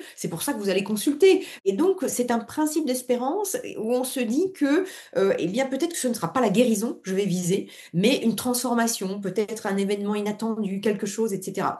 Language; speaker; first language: French; native; French